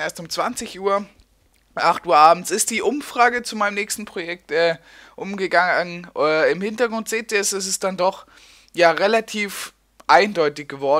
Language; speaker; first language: German; native; German